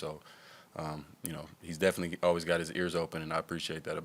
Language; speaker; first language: English; native; English